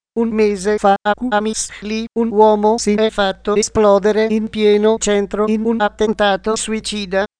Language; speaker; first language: Italian; native; Italian